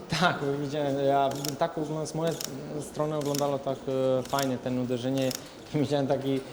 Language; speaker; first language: Polish; non-native, learner; Serbian